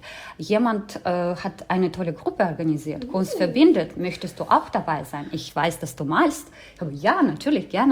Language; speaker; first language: German; non-native, fluent; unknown